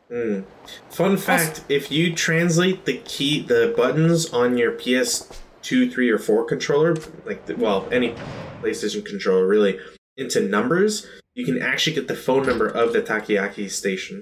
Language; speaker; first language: English; native; English